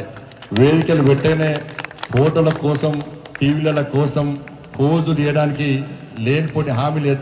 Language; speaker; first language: Telugu; native; Telugu